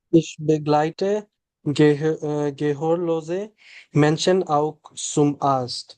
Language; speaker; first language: German; non-native, learner; Bangla